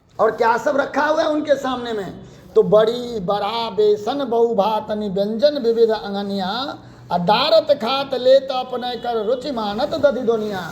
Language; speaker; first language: Hindi; native; Hindi